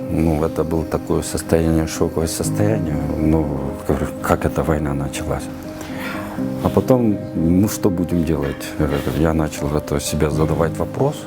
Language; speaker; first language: Russian; non-native, local second language; Kyrgyz